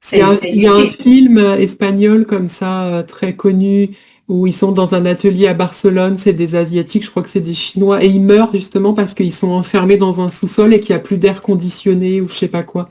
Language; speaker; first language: French; native; French